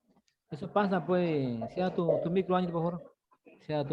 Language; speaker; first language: Spanish; native; Spanish